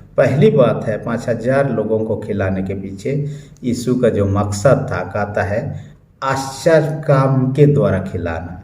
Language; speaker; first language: Hindi; non-native, local second language; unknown